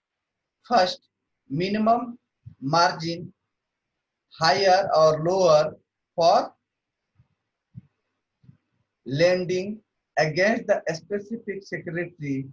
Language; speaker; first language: English; non-native, local second language; Hindi